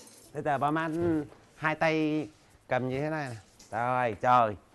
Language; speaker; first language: Vietnamese; native; Vietnamese